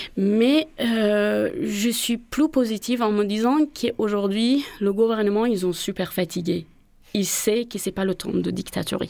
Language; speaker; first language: French; non-native, fluent; Persian